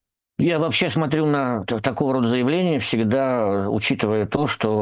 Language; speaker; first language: Russian; native; Russian